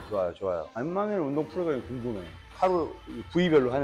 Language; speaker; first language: Korean; native; Korean